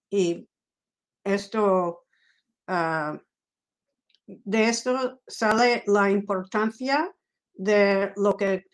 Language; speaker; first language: Spanish; non-native, fluent; English